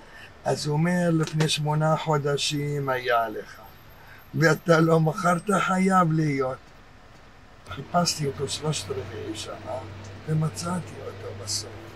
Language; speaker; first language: Hebrew; early bilingual, other home language; Arabic